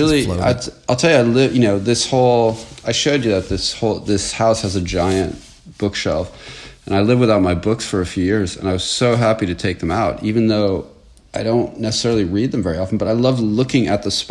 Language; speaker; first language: English; native; English